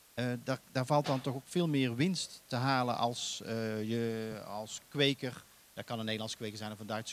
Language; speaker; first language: Dutch; native; Dutch